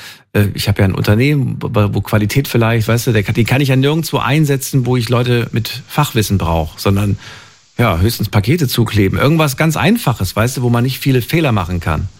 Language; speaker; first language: German; native; German